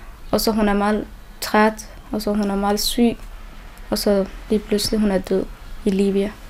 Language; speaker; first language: Danish; non-native, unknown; Somali